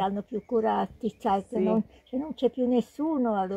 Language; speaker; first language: Italian; non-native, learner; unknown